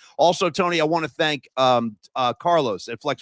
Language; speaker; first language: English; native; English